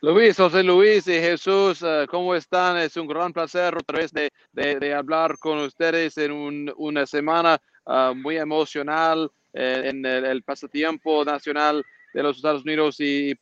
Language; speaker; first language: Spanish; non-native, learner; English